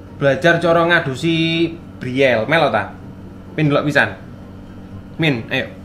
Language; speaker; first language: Javanese; non-native, local second language; English